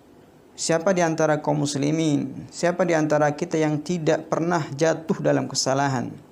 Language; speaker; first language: Indonesian; native; Indonesian